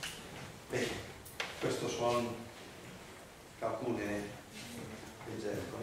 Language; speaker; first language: Italian; non-native, learner; Spanish